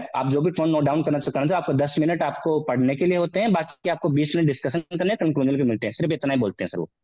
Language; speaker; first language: Hindi; native; Hindi